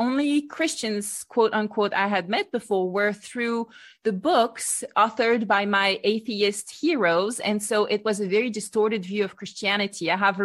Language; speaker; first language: English; non-native, fluent; French